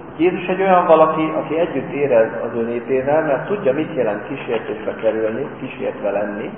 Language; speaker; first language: Hungarian; native; Hungarian